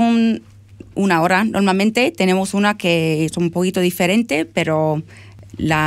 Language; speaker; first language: Spanish; non-native, fluent; English